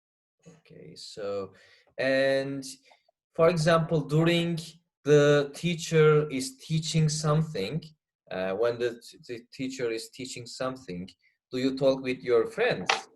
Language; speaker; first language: English; non-native, fluent; Turkish